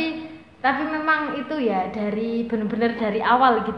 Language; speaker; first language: Indonesian; non-native, local second language; Javanese